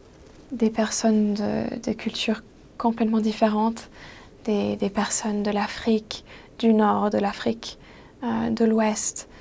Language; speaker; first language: French; non-native, fluent; English